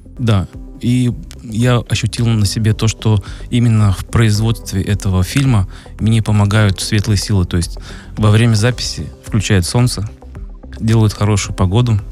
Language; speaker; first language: Russian; native; Russian